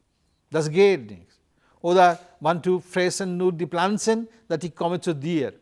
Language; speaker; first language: German; non-native, learner; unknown